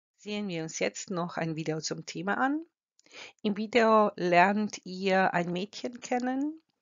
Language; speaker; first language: German; non-native, fluent; Croatian